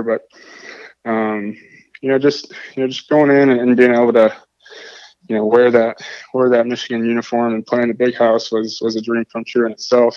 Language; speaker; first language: English; native; English